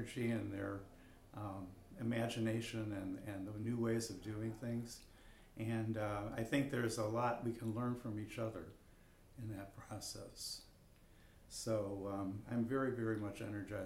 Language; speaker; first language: English; native; English